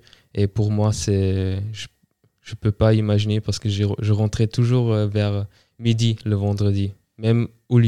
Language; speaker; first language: French; non-native, fluent; German